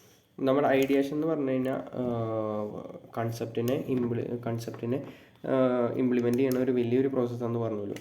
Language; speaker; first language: Malayalam; native; Malayalam